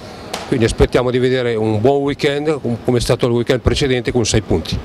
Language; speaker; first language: Italian; native; Italian